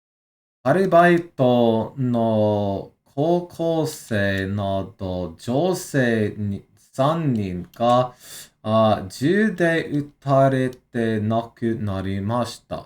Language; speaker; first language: Japanese; non-native, learner; English